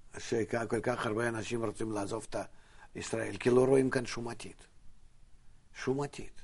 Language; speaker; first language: Hebrew; non-native, fluent; Russian